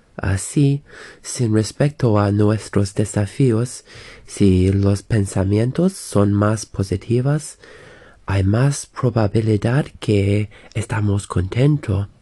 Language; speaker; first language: Spanish; non-native, learner; English